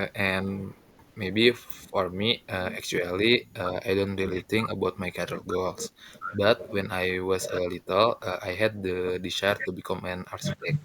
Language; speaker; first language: English; non-native, learner; Indonesian